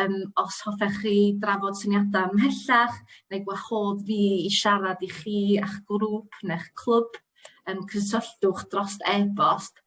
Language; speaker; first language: Welsh; native; Welsh